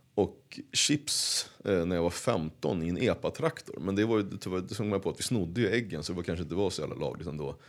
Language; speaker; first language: Swedish; native; Swedish